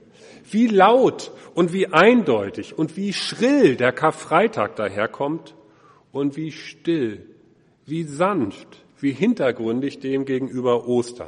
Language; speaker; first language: German; native; German